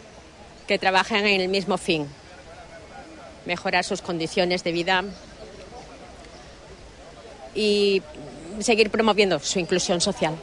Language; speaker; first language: Spanish; native; Spanish